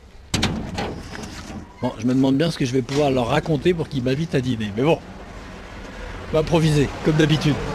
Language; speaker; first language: French; native; French